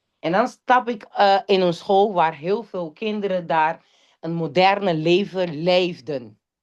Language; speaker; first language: Dutch; non-native, local second language; Papiamento